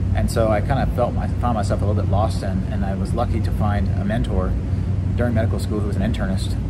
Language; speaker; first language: English; native; English